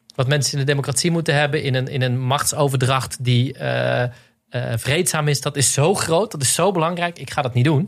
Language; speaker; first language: Dutch; native; Dutch